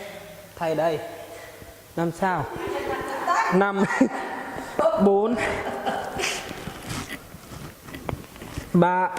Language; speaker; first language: Vietnamese; non-native, learner; Hindi